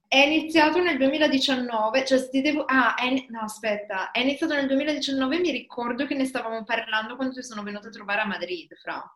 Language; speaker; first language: Italian; native; Italian